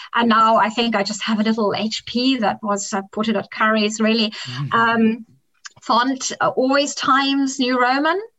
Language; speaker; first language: English; non-native, local second language; German